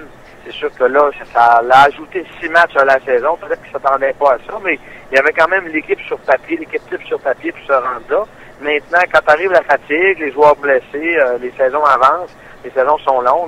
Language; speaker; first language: French; native; French